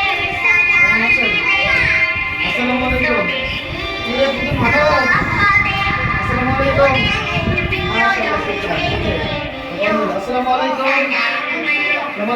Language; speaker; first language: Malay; non-native, learner; Bangla